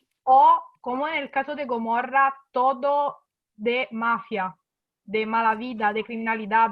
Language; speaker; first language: Spanish; non-native, fluent; Italian